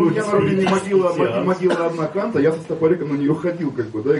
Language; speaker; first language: Russian; native; Russian